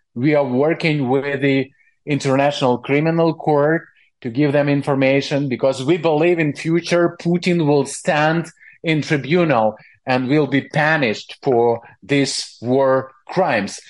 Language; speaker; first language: English; non-native, fluent; Ukrainian